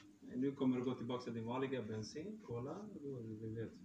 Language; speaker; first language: Swedish; early bilingual, other home language; Turkish